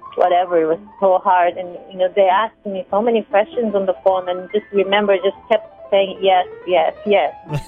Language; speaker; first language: English; non-native, fluent; Japanese